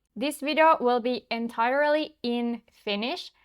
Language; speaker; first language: English; non-native, fluent; Finnish